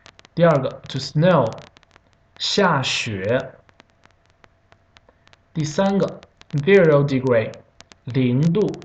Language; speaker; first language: Chinese; non-native, fluent; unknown